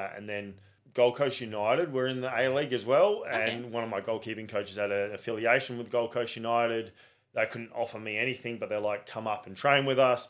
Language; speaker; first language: English; native; English